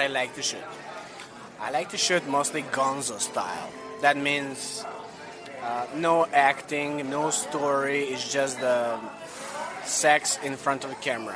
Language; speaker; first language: English; non-native, learner; Serbian